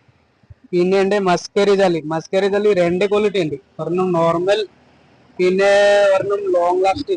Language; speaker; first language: Malayalam; non-native, learner; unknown